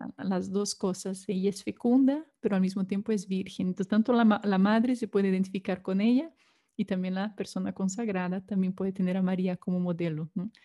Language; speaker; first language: Spanish; non-native, fluent; Portuguese